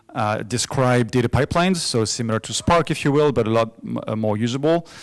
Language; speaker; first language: English; non-native, fluent; French